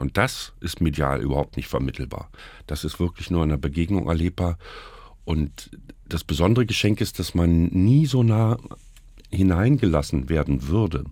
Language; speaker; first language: German; native; German